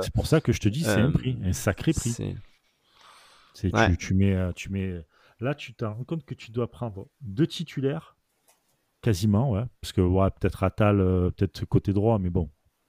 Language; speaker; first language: French; native; French